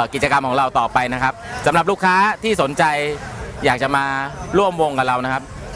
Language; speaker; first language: Thai; native; Thai